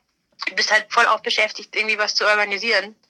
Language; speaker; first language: German; native; German